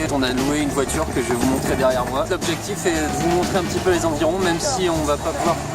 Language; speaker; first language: French; native; French